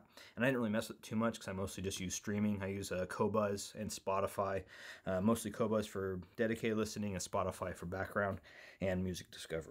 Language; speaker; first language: English; native; English